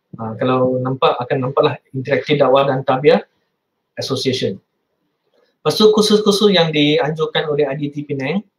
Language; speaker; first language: Malay; non-native, local second language; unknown